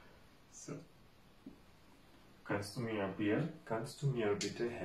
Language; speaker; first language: German; non-native, fluent; Bangla